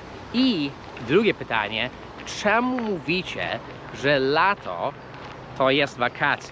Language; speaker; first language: Polish; non-native, fluent; English